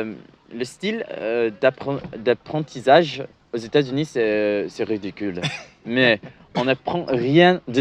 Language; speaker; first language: French; non-native, learner; English